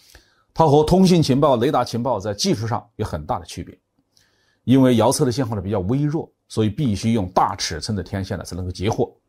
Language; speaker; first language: Chinese; native; Chinese